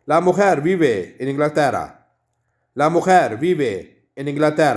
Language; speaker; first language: Spanish; non-native, fluent; Urdu